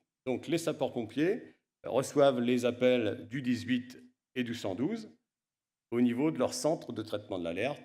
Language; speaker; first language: French; native; French